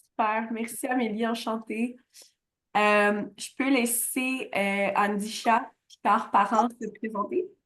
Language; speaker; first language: French; native; French